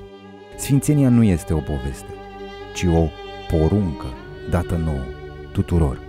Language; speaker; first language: Romanian; native; Romanian